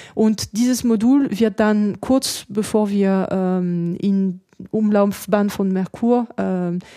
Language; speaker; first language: German; non-native, fluent; French